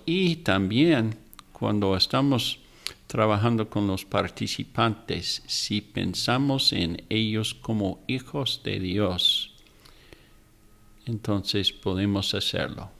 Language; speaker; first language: Spanish; non-native, fluent; English